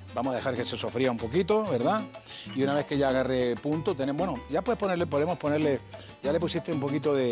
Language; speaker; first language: Spanish; native; Spanish